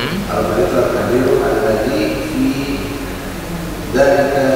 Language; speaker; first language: Arabic; non-native, learner; Indonesian